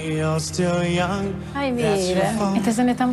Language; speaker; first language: Spanish; native; Spanish